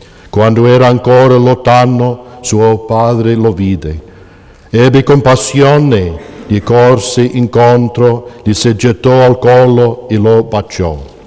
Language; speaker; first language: Italian; non-native, fluent; English